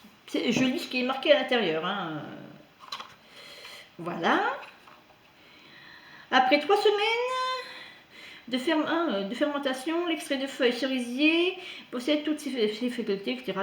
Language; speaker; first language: French; native; French